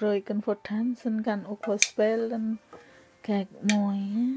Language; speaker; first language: Dutch; non-native, learner; Indonesian